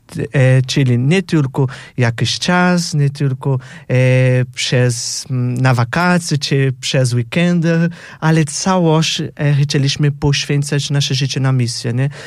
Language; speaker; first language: Polish; non-native, fluent; Portuguese